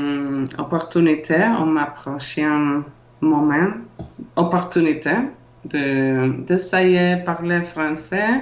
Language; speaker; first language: French; non-native, learner; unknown